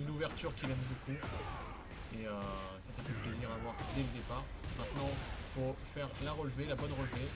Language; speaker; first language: French; native; French